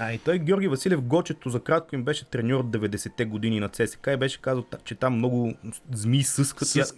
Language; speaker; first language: Bulgarian; native; Bulgarian